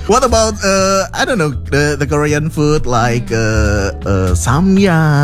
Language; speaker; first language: English; non-native, fluent; Indonesian